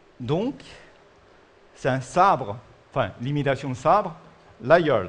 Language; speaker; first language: French; non-native, fluent; Chinese